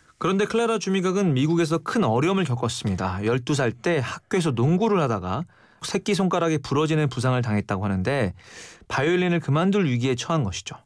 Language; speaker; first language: Korean; native; Korean